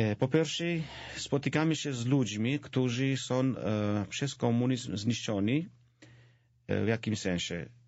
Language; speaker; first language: Polish; non-native, fluent; Georgian